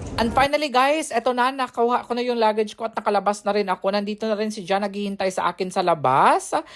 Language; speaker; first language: Filipino; native; Filipino